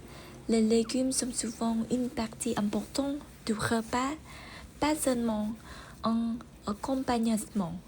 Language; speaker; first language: French; non-native, learner; Vietnamese